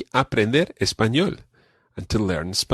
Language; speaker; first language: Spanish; non-native, fluent; English